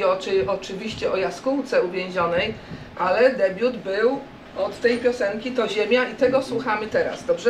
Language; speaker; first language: Polish; native; Polish